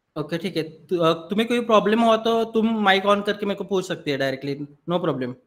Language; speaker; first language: Hindi; non-native, local second language; Marathi